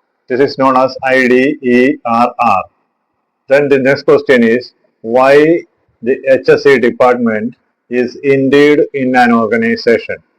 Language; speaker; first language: English; non-native, local second language; Malayalam